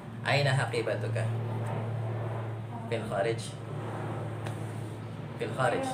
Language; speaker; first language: Arabic; non-native, fluent; Indonesian